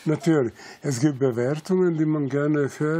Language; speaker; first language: German; non-native, fluent; Serbian